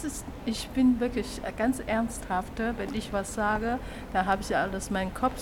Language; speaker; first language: German; non-native, learner; Chinese